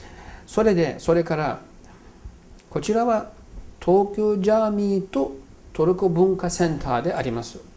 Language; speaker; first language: Japanese; non-native, fluent; Turkish